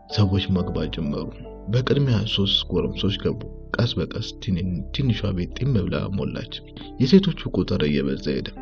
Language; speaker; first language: Amharic; native; Amharic